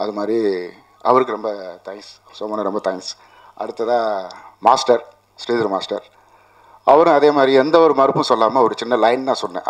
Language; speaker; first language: Tamil; native; Tamil